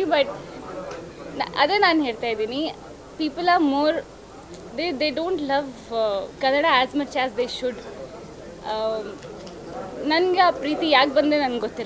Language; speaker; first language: Kannada; non-native, learner; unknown